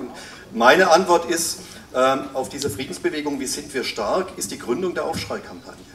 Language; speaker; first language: German; native; German